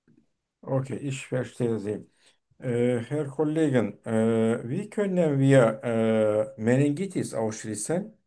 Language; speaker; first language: German; non-native, learner; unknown